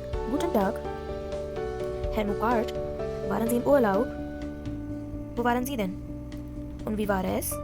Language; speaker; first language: German; non-native, fluent; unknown